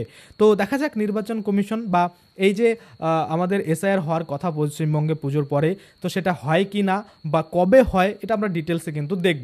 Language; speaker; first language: Bangla; native; Bangla